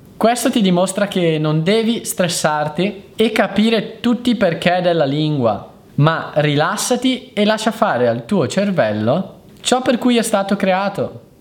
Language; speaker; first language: Italian; native; Italian